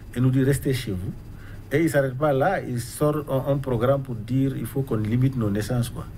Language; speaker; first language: French; non-native, local second language; Wolof